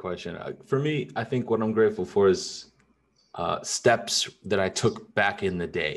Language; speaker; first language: English; native; English